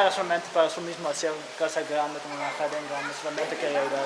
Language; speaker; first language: Spanish; non-native, learner; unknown